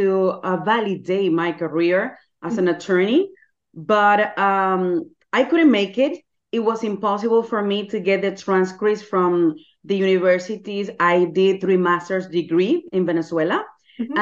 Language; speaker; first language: English; non-native, fluent; Spanish